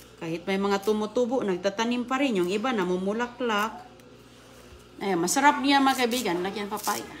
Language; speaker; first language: Filipino; non-native, local second language; Cebuano